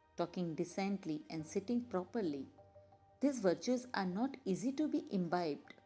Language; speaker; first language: English; non-native, local second language; Gujarati